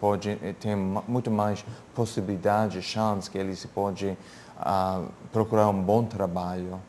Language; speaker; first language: Portuguese; non-native, fluent; English